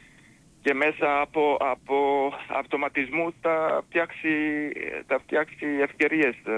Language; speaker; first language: Greek; non-native, fluent; Serbian